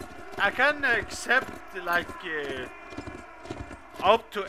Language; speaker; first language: English; non-native, fluent; Swedish